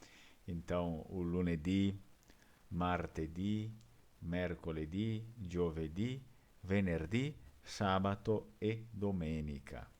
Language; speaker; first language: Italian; non-native, fluent; Portuguese